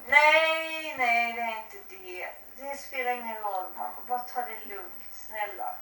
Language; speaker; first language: Swedish; native; Swedish